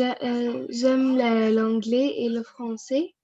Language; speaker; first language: French; non-native, learner; Arabic